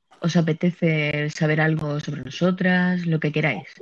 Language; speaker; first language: Spanish; native; Spanish